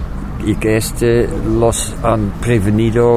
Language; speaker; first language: Spanish; non-native, fluent; Dutch